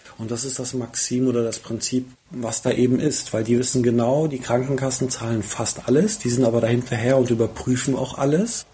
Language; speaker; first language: German; early bilingual, other home language; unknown